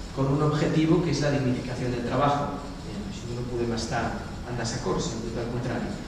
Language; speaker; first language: Spanish; non-native, local second language; Catalan